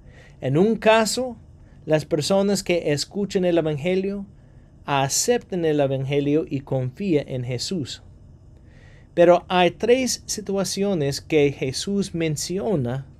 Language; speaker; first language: Spanish; non-native, fluent; English